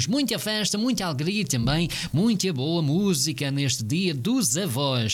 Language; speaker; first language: Portuguese; native; Portuguese